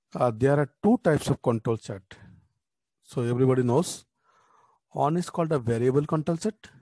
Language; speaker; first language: English; non-native, local second language; Bangla